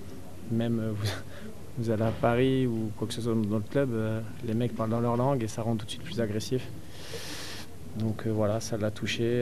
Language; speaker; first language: French; native; French